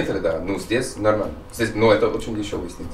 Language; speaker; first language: Russian; non-native, learner; Dutch